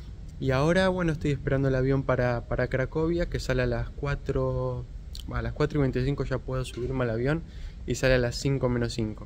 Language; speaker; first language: Spanish; native; Spanish